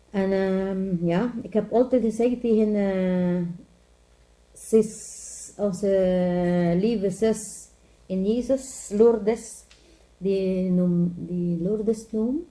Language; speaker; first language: Dutch; non-native, learner; Filipino